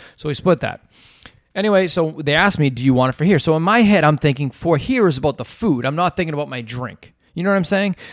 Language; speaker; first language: English; native; English